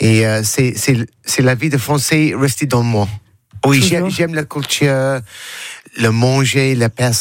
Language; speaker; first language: French; non-native, learner; English